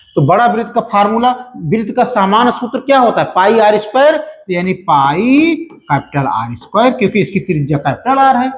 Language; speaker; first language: Hindi; native; Hindi